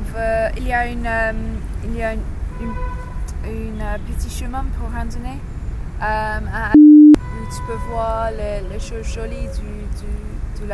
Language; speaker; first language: French; non-native, learner; English